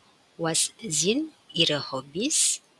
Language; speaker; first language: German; non-native, fluent; Indonesian